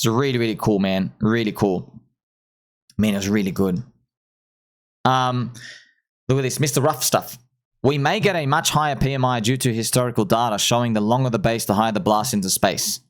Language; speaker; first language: English; native; English